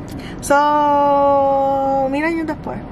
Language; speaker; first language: Spanish; early bilingual, heritage; Spanish